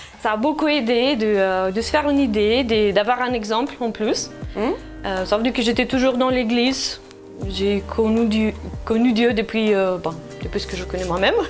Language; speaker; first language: French; non-native, fluent; Romanian